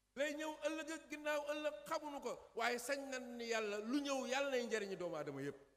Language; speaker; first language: Wolof; native; Wolof